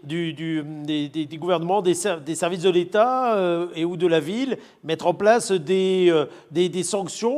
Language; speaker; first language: French; native; French